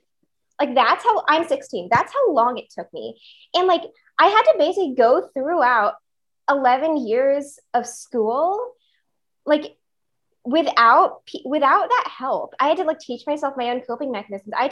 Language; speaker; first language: English; native; English